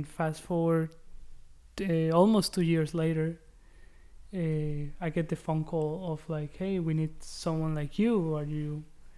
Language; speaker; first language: English; non-native, fluent; Spanish